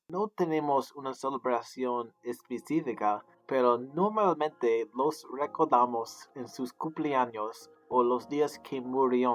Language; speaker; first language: Spanish; non-native, learner; English